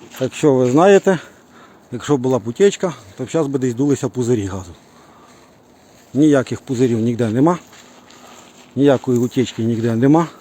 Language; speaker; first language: Ukrainian; native; Ukrainian